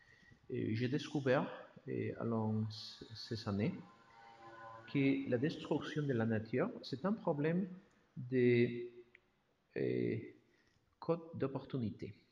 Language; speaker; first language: French; non-native, learner; Spanish